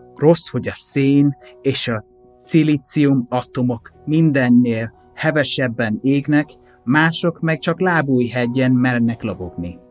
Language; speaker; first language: Hungarian; non-native, fluent; English